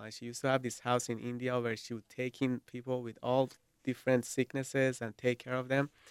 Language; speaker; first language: English; non-native, fluent; Persian